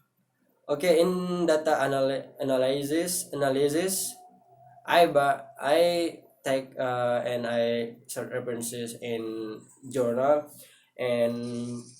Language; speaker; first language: English; non-native, learner; Indonesian